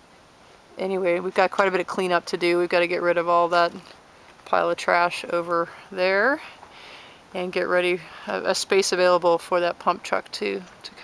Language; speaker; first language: English; native; English